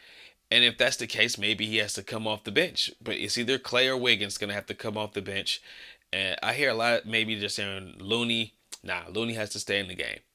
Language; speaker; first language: English; native; English